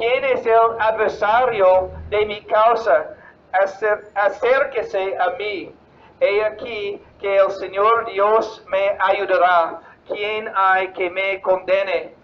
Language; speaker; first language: Spanish; non-native, fluent; English